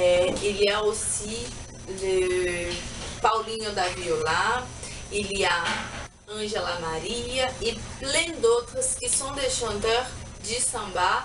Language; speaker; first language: French; non-native, learner; Portuguese